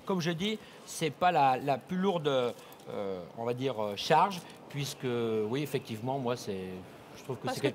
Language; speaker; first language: French; native; French